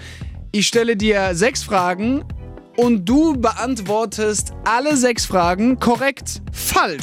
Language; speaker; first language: German; native; German